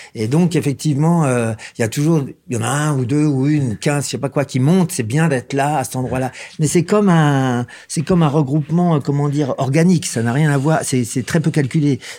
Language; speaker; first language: French; native; French